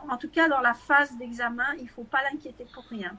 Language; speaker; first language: French; native; French